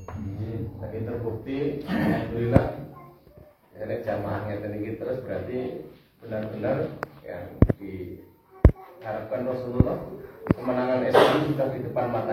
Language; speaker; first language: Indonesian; non-native, local second language; Javanese